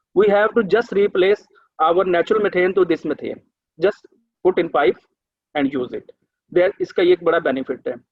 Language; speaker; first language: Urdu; non-native, local second language; Punjabi